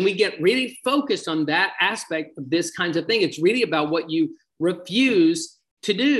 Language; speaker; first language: English; native; English